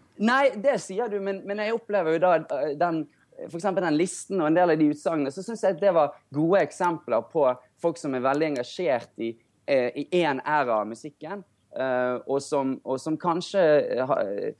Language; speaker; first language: Norwegian; native; Norwegian